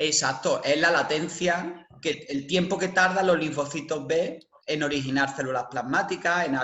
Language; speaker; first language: Spanish; native; Spanish